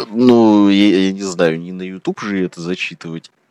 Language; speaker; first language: Russian; native; Russian